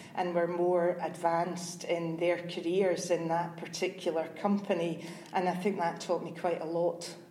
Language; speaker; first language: English; native; English